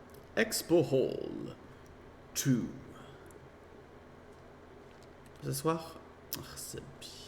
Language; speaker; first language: French; native; French